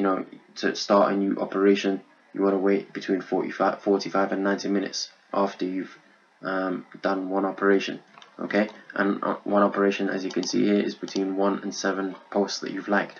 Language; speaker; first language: English; native; English